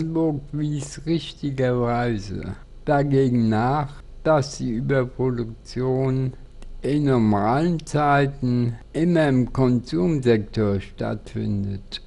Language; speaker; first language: German; native; German